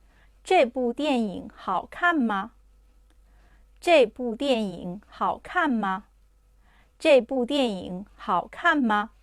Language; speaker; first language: Chinese; non-native, fluent; Urdu